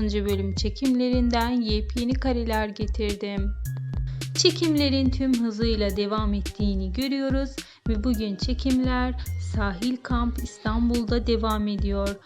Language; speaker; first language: Turkish; native; Turkish